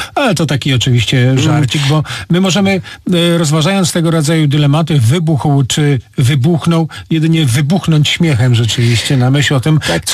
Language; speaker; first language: Polish; native; Polish